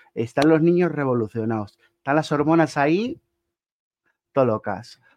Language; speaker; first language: Spanish; native; Spanish